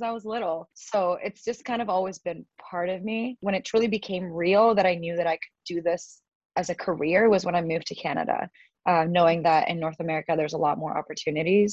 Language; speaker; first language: English; early bilingual, other home language; Spanish